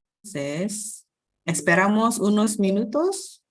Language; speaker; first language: Spanish; non-native, fluent; Indonesian